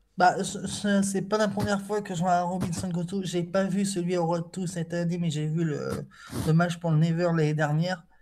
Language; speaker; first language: French; native; French